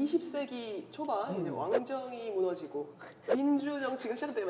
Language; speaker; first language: Korean; native; Korean